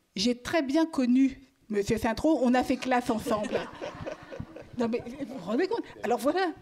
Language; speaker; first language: French; native; French